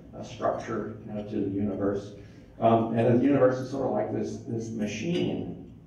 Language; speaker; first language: English; native; English